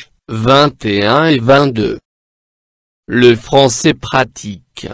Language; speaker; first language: French; non-native, local second language; Arabic